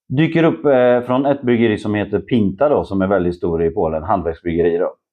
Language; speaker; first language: Swedish; non-native, fluent; Polish